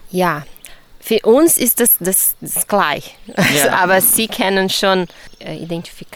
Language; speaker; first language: German; non-native, learner; Portuguese